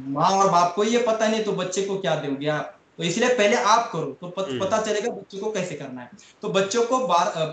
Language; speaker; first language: Hindi; non-native, local second language; Marathi